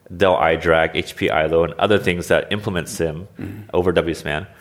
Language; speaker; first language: English; native; English